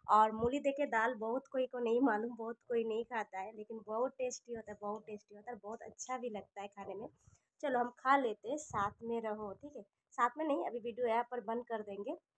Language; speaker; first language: Hindi; non-native, local second language; Bangla